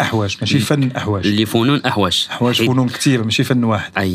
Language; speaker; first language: Arabic; native; Arabic